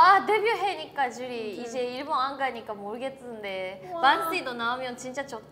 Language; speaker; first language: Korean; non-native, learner; Japanese